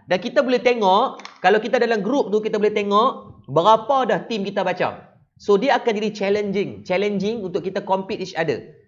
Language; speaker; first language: Malay; native; Malay